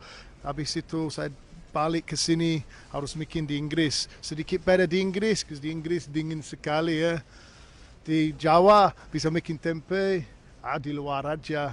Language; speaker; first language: Indonesian; non-native, fluent; English